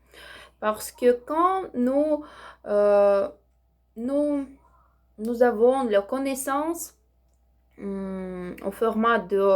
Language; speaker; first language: French; non-native, learner; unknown